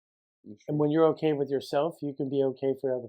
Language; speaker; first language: English; native; English